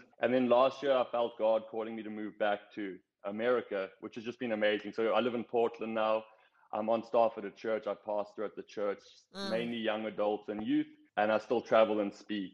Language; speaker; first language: English; native; English